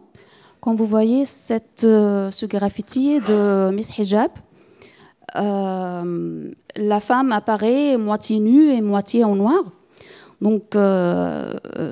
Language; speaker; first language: French; non-native, fluent; Arabic